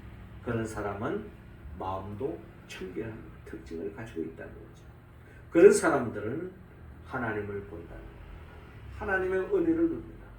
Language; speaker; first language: Korean; native; Korean